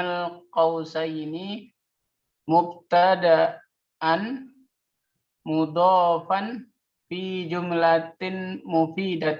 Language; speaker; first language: Arabic; non-native, learner; Indonesian